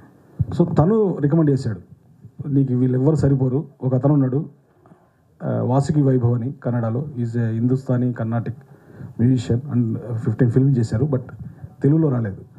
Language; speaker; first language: Telugu; native; Telugu